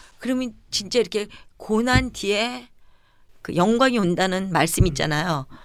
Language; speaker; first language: Korean; early bilingual, heritage; Korean